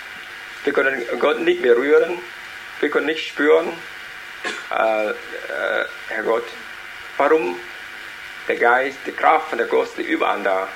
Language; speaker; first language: German; non-native, learner; Vietnamese